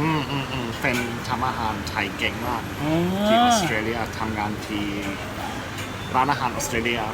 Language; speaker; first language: Thai; non-native, learner; English